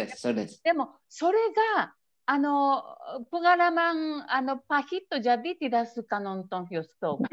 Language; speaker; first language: Indonesian; non-native, fluent; Japanese